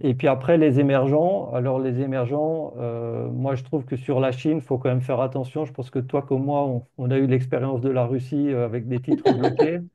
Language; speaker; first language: French; native; French